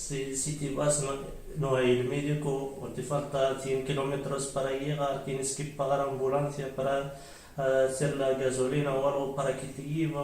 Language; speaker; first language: Spanish; non-native, learner; Arabic